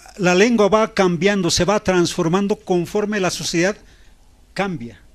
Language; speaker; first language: Spanish; non-native, local second language; Aymara